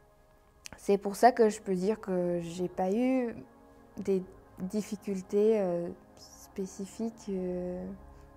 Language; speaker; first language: French; non-native, fluent; Armenian